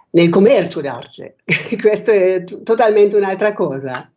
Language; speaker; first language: Italian; non-native, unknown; German